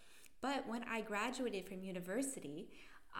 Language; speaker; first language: English; native; English